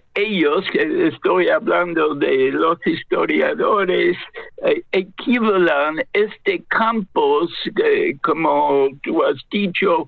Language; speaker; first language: Spanish; non-native, fluent; English